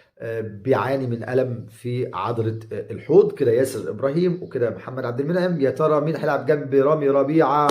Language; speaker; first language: Arabic; native; Arabic